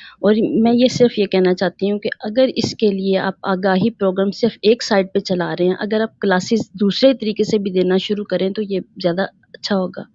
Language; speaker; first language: Urdu; native; Urdu